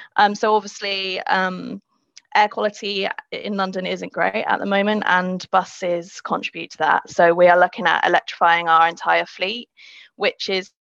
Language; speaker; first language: English; native; English